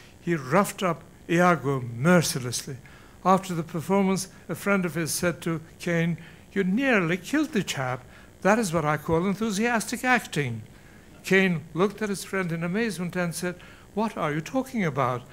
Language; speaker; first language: English; non-native, fluent; Turkish